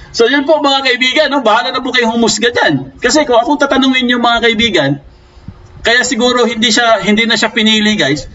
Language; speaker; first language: Filipino; non-native, local second language; Cebuano